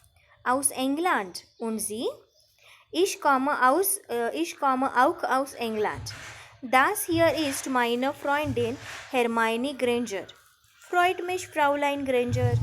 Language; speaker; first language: German; non-native, fluent; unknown